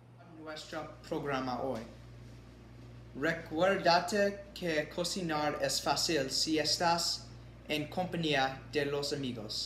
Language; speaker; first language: Spanish; non-native, learner; English